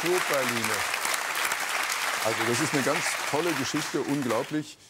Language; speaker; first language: German; native; German